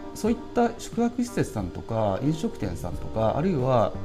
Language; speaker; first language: Japanese; native; Japanese